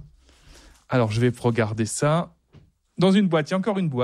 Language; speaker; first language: French; native; French